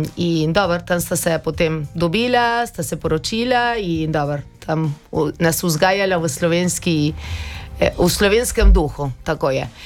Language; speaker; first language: Slovenian; early bilingual, heritage; Slovenian